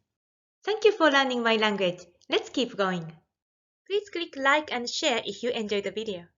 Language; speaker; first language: English; non-native, fluent; Japanese